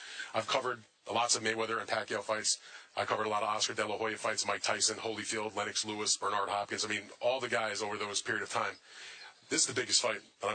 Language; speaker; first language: English; native; English